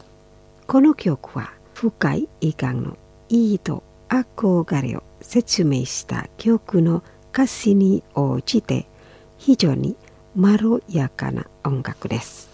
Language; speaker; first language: Japanese; non-native, fluent; Indonesian